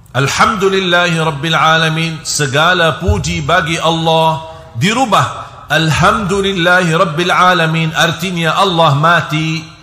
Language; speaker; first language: Indonesian; non-native, fluent; Arabic